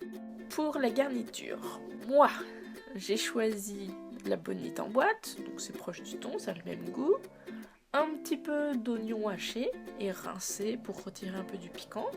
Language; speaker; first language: French; native; French